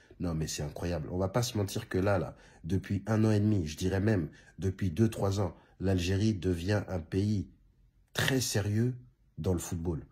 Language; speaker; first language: French; native; French